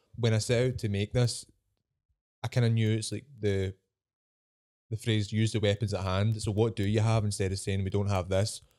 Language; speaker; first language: English; native; English